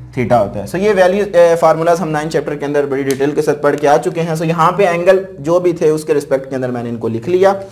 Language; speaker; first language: Urdu; native; Urdu